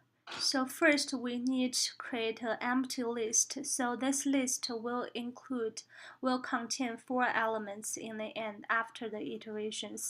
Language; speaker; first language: English; non-native, fluent; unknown